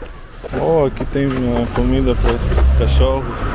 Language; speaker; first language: Portuguese; non-native, learner; Russian